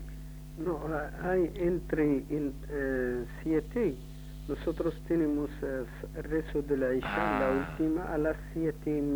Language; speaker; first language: Spanish; non-native, learner; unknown